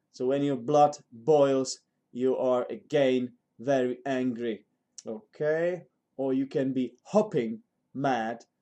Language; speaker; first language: English; non-native, fluent; Czech